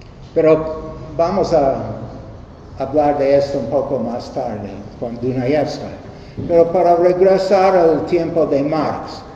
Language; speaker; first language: Spanish; non-native, learner; English